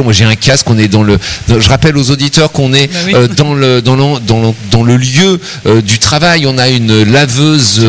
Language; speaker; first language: French; native; French